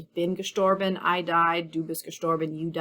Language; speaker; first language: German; non-native, fluent; English